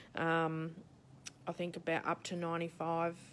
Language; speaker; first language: English; native; English